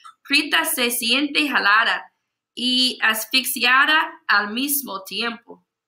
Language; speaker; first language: Spanish; non-native, learner; English